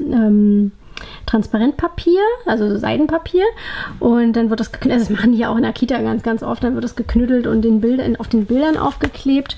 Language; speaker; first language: German; native; German